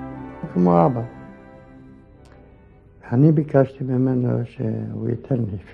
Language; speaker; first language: Hebrew; non-native, fluent; Polish